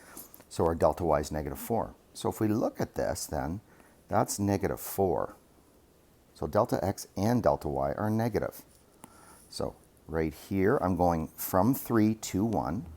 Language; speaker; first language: English; native; English